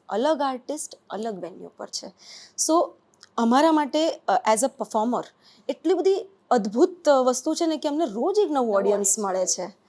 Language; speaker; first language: Gujarati; native; Gujarati